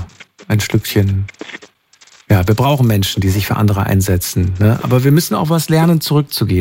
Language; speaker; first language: German; native; German